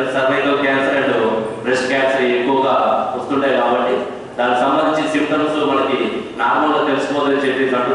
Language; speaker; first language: Telugu; native; Telugu